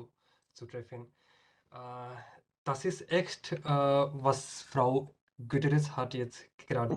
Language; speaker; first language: German; non-native, learner; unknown